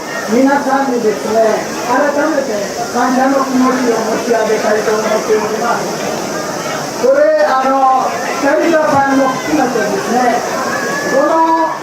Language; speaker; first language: Japanese; non-native, fluent; Urdu